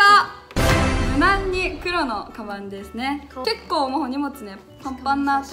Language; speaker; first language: Japanese; native; Japanese